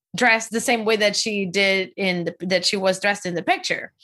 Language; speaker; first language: English; non-native, fluent; Spanish